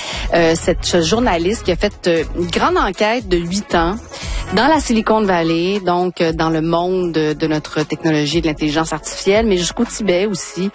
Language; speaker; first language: French; native; French